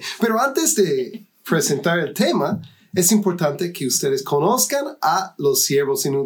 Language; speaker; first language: Spanish; non-native, fluent; English